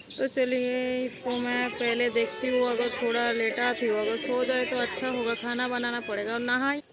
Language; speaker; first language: Hindi; non-native, local second language; Bangla